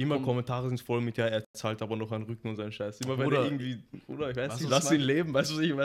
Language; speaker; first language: German; native; German